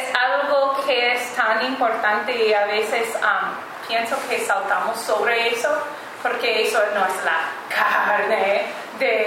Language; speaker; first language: Spanish; non-native, learner; English